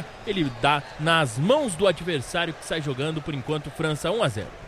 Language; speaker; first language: Portuguese; native; Portuguese